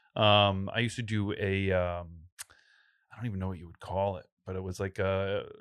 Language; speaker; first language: English; early bilingual, other home language; Italian